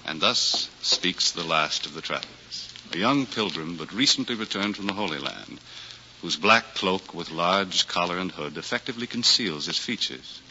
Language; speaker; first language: English; native; English